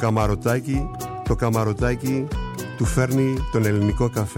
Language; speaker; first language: Greek; native; Greek